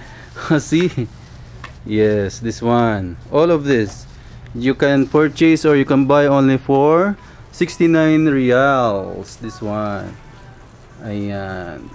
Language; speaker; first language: English; non-native, local second language; Filipino